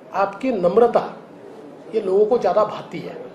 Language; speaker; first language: Hindi; non-native, local second language; Marathi